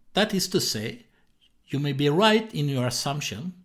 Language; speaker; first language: English; non-native, fluent; Swedish